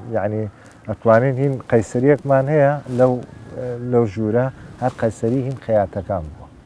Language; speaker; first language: Central Kurdish; native; Central Kurdish